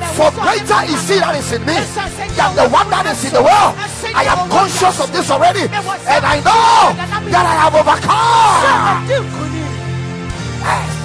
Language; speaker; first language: English; non-native, local second language; Akan